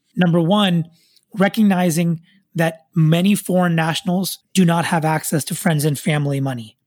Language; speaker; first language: English; native; English